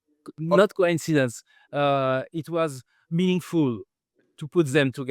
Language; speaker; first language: English; non-native, fluent; French